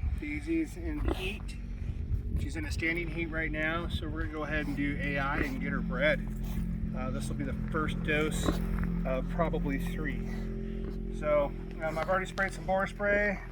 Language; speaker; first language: English; native; English